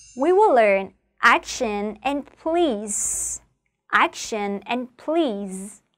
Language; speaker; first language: English; non-native, fluent; Vietnamese